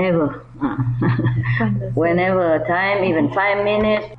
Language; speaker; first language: English; non-native, fluent; Vietnamese